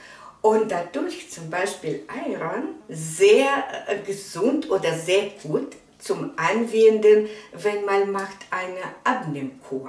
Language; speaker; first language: German; non-native, fluent; Russian